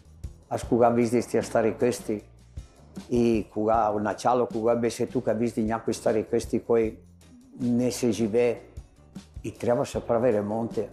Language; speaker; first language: Bulgarian; non-native, learner; Italian